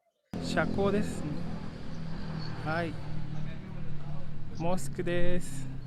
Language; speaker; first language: Japanese; non-native, fluent; Indonesian